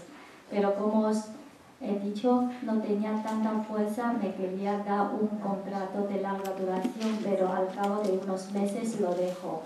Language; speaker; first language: Spanish; non-native, learner; Chinese